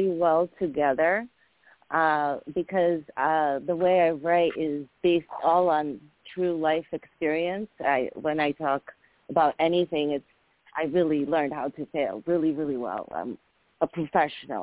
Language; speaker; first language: English; early bilingual, other home language; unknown